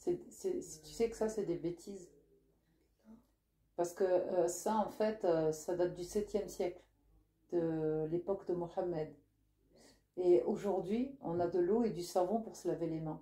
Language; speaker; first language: French; native; French